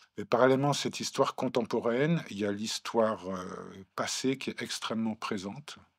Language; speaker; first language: French; native; French